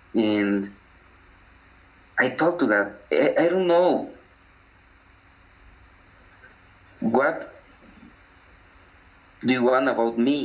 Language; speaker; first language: English; non-native, learner; Spanish